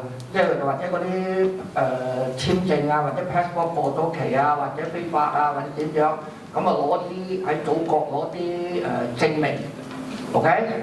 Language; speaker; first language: Cantonese; native; Cantonese